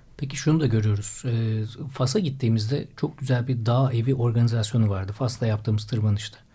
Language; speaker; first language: Turkish; native; Turkish